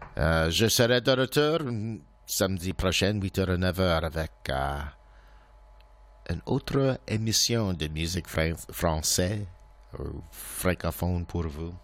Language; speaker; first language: French; non-native, fluent; English